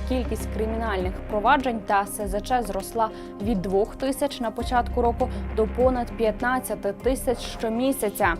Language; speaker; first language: Ukrainian; native; Ukrainian